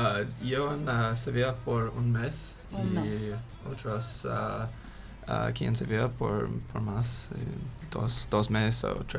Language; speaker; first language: Spanish; non-native, learner; English